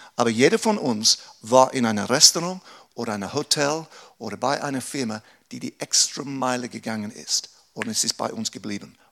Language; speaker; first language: German; non-native, fluent; English